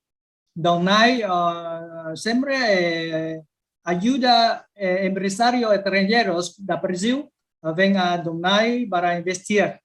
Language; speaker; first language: Spanish; non-native, learner; Vietnamese